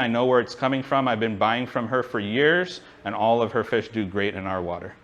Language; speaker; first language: English; native; English